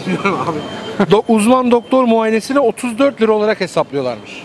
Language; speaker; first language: Turkish; native; Turkish